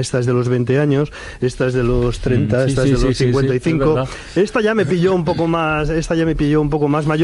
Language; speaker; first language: Spanish; native; Spanish